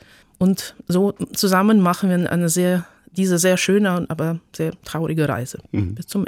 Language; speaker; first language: German; non-native, fluent; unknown